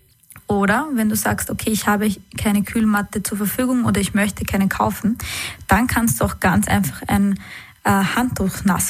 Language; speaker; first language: German; native; German